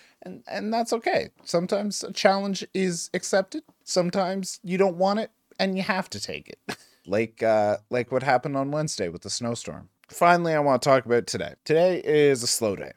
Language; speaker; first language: English; native; English